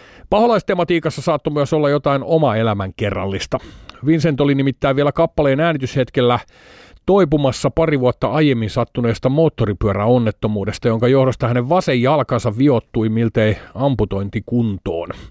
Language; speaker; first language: Finnish; native; Finnish